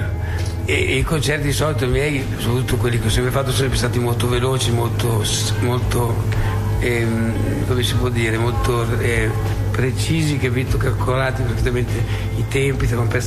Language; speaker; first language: Italian; native; Italian